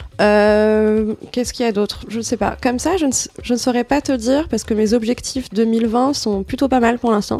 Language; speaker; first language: French; non-native, local second language; Arabic